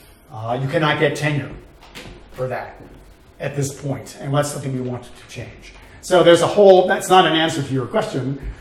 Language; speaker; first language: English; native; English